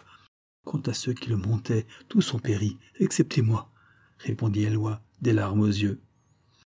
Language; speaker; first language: French; native; French